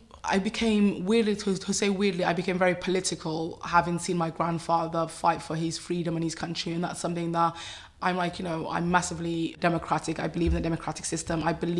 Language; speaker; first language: English; native; English